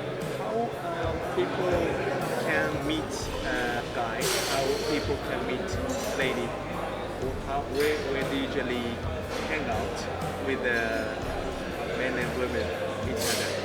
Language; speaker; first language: English; non-native, learner; Japanese